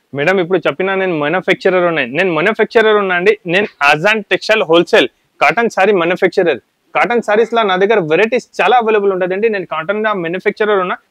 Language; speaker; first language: Telugu; non-native, local second language; Urdu